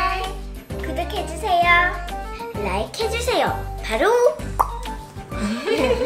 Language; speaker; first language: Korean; early bilingual, heritage; Korean